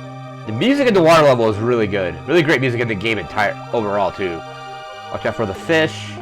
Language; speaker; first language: English; native; English